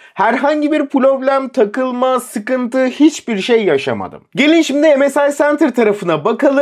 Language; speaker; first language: Turkish; native; Turkish